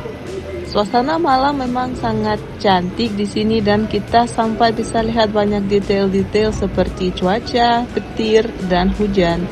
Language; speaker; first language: Indonesian; non-native, fluent; Russian